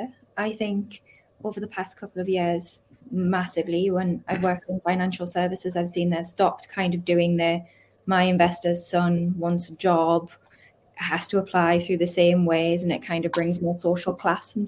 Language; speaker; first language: English; native; English